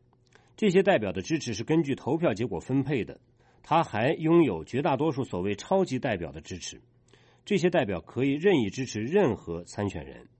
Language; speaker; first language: Chinese; native; Chinese